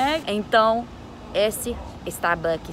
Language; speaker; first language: Portuguese; non-native, learner; English